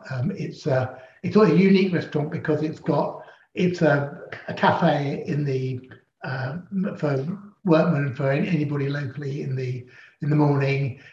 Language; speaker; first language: English; native; English